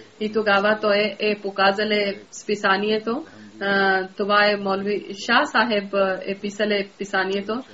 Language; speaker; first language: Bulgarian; non-native, learner; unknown